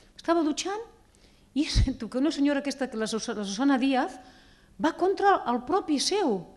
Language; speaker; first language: Catalan; native; Catalan